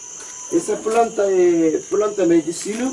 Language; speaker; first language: Portuguese; non-native, learner; Korean